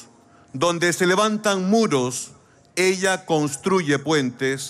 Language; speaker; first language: Spanish; native; Spanish